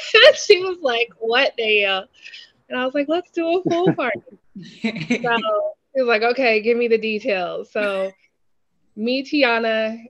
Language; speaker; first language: English; native; English